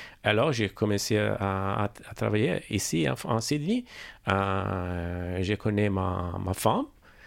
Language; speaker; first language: French; non-native, learner; Italian